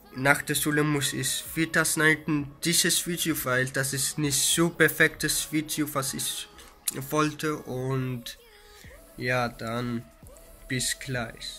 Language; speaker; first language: German; early bilingual, other home language; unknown